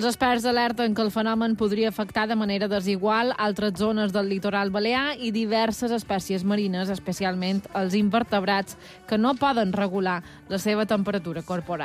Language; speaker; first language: Catalan; native; Catalan